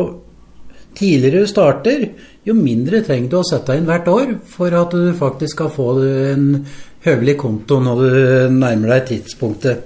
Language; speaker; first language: Norwegian; native; Norwegian